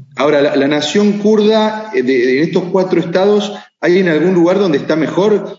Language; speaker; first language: Spanish; native; Spanish